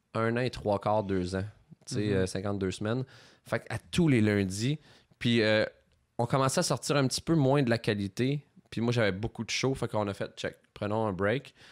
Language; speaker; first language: French; native; French